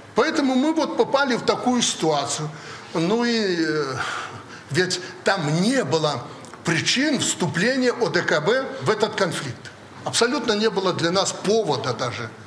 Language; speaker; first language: Russian; native; Russian